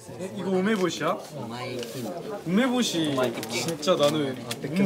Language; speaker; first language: Korean; non-native, fluent; Japanese